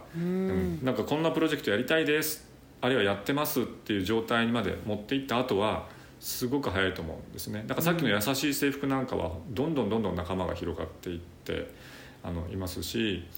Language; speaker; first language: Japanese; native; Japanese